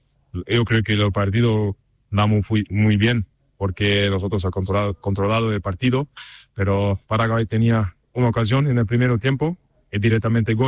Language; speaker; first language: Spanish; non-native, learner; German